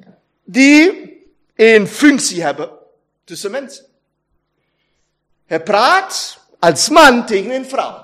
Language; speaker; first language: Dutch; non-native, fluent; German